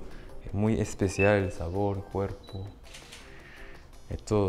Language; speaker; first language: Spanish; non-native, fluent; Japanese